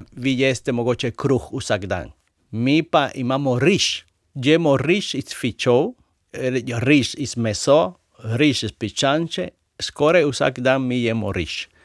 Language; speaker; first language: Slovenian; non-native, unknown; Spanish